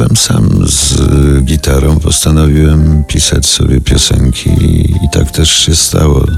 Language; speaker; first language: Polish; native; Polish